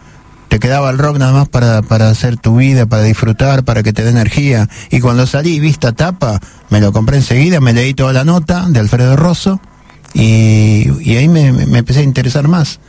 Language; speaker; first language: Spanish; native; Spanish